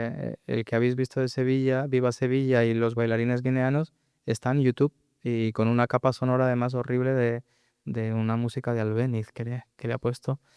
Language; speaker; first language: Spanish; native; Spanish